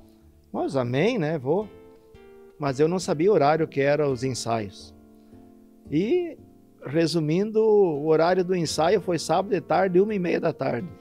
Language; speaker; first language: Portuguese; native; Portuguese